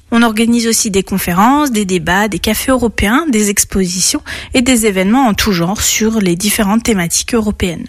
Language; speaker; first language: French; native; French